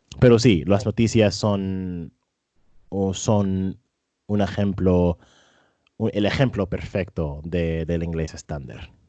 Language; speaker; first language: Spanish; non-native, fluent; English